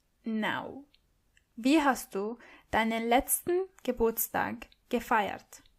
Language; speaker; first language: German; non-native, fluent; English